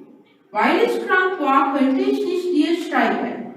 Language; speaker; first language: German; non-native, learner; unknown